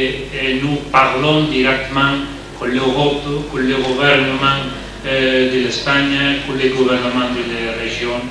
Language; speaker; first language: French; non-native, learner; Spanish